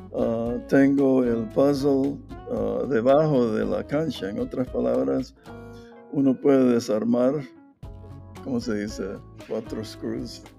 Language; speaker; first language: Spanish; native; Spanish